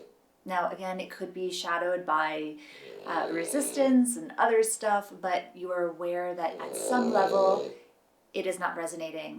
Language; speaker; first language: English; native; English